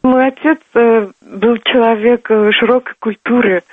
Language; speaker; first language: Russian; non-native, local second language; Turkmen